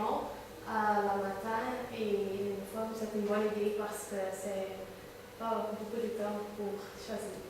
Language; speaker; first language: French; non-native, learner; Dutch